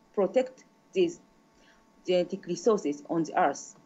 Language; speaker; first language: English; non-native, learner; Japanese